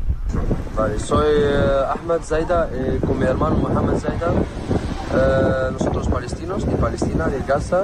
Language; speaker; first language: Spanish; non-native, learner; Arabic